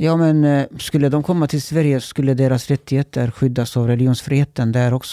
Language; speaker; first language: Swedish; early bilingual, other home language; Turkish